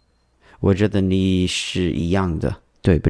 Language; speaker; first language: Chinese; non-native, learner; English